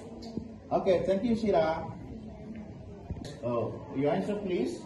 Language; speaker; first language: English; non-native, fluent; Indonesian